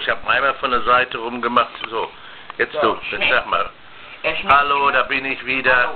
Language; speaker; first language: German; native; German